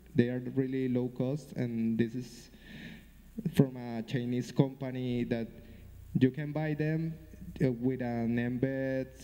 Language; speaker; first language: English; non-native, fluent; Spanish